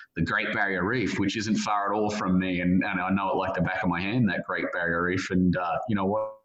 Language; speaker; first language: English; native; English